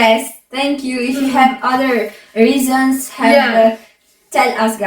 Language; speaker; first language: English; non-native, fluent; Arabic